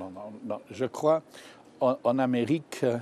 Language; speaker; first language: French; non-native, fluent; German